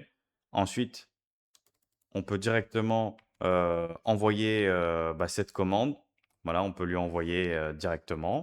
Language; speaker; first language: French; native; French